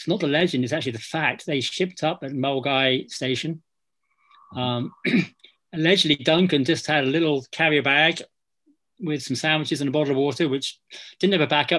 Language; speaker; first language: English; native; English